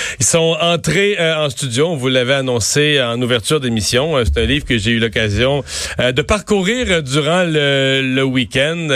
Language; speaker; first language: French; native; French